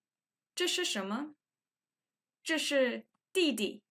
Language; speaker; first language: Chinese; non-native, fluent; English